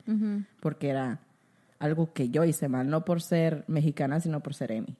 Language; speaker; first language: Spanish; early bilingual, heritage; Spanish